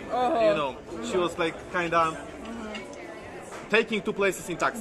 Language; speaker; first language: English; non-native, fluent; Polish